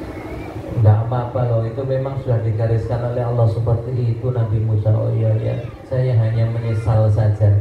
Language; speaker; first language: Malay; non-native, local second language; Javanese